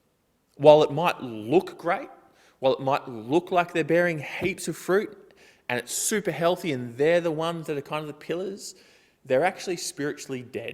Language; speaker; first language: English; native; English